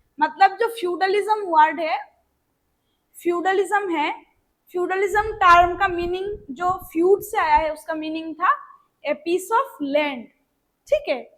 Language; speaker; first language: Hindi; non-native, local second language; Bangla